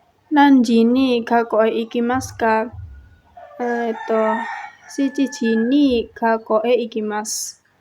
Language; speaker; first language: Japanese; non-native, learner; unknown